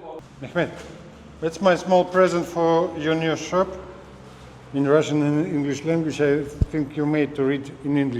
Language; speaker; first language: English; non-native, learner; Russian